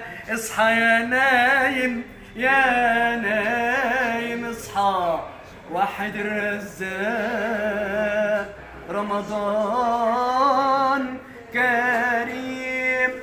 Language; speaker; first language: Arabic; native; Arabic